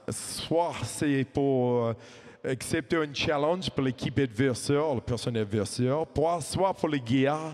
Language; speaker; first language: French; non-native, fluent; English